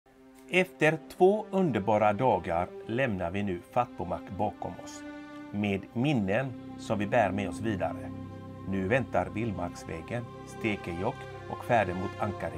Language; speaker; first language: Swedish; native; Swedish